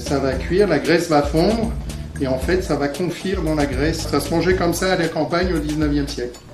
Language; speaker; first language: French; native; French